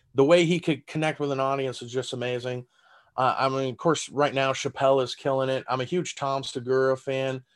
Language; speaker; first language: English; early bilingual, other home language; German